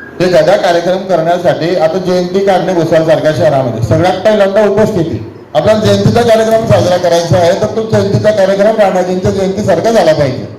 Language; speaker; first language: Marathi; non-native, local second language; Haryanvi